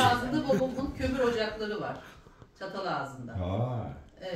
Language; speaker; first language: Turkish; native; Turkish